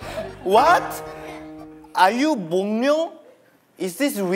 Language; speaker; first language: English; non-native, learner; Korean